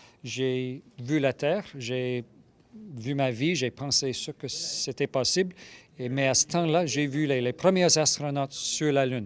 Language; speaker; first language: French; non-native, local second language; English